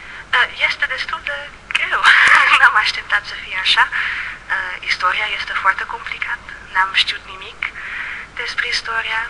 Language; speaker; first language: Romanian; early bilingual, heritage; Dutch